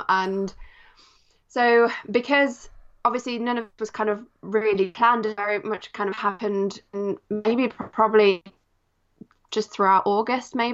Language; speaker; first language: English; early bilingual, other home language; Polish